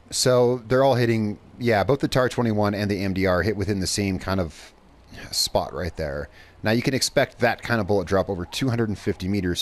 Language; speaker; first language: English; native; English